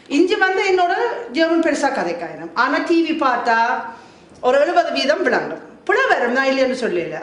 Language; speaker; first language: Tamil; non-native, fluent; German